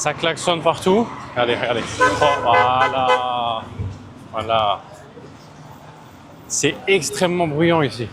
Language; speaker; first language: French; native; French